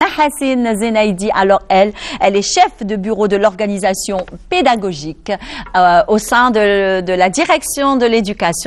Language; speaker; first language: French; non-native, local second language; Arabic